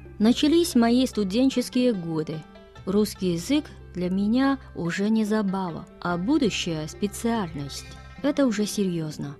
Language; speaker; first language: Russian; non-native, fluent; Chinese